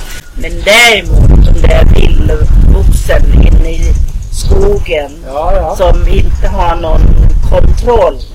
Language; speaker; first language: Swedish; non-native, fluent; Thai